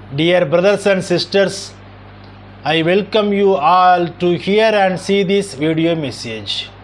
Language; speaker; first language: English; non-native, local second language; Tamil